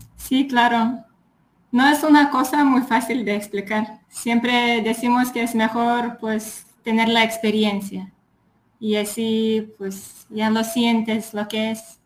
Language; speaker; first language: Spanish; non-native, fluent; Lithuanian